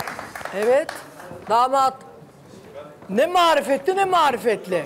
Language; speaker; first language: Turkish; native; Turkish